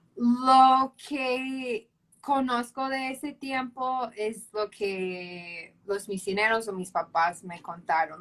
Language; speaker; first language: Spanish; non-native, fluent; English